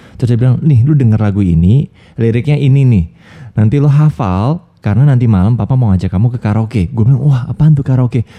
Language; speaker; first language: Indonesian; native; Indonesian